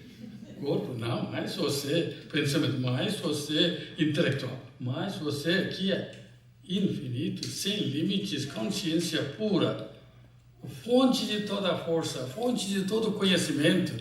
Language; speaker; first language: Portuguese; non-native, fluent; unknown